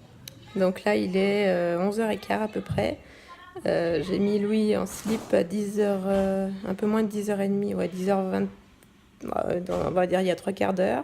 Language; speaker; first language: French; native; French